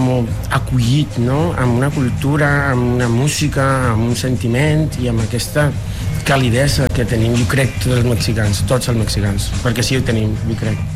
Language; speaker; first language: Catalan; non-native, fluent; Spanish